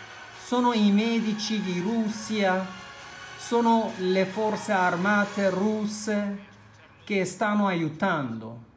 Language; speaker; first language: Italian; non-native, fluent; Spanish